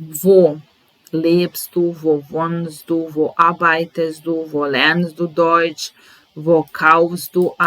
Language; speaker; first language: German; non-native, fluent; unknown